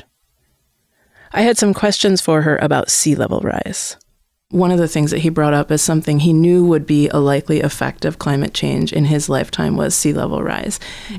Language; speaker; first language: English; native; English